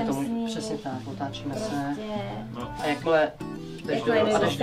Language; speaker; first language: Czech; native; Czech